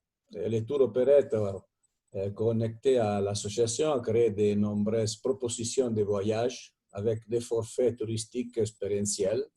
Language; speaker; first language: French; non-native, fluent; Italian